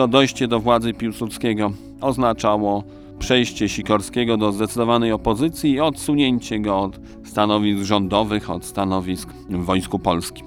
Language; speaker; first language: Polish; native; Polish